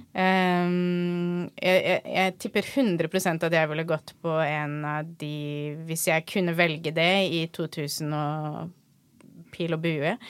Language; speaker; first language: Norwegian; native; Norwegian